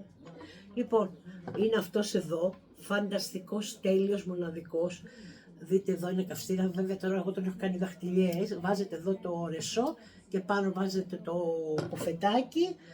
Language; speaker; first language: Greek; native; Greek